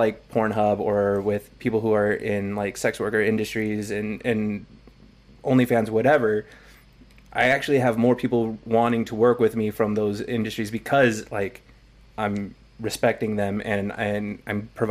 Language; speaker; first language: English; native; English